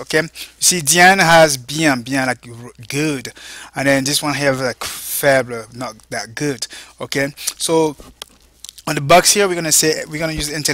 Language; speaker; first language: English; non-native, fluent; French